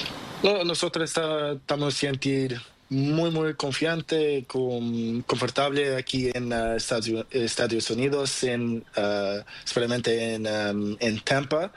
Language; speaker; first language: Spanish; non-native, learner; Portuguese